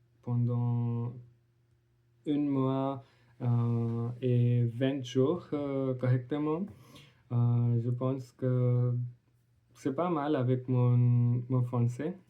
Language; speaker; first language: French; non-native, learner; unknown